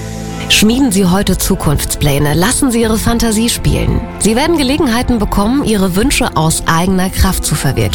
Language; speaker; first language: German; native; German